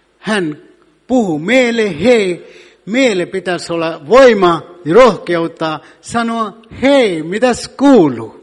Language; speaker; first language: Finnish; non-native, fluent; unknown